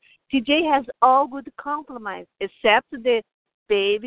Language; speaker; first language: English; non-native, learner; Portuguese